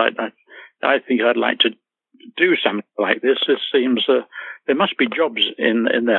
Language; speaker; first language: English; native; English